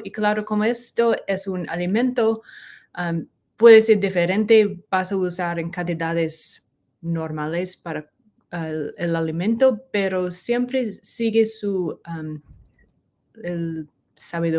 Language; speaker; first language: Spanish; non-native, learner; English